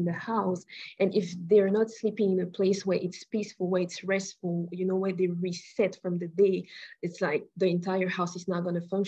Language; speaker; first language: English; non-native, local second language; French